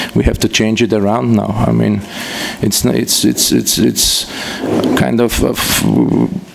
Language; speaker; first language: English; non-native, fluent; German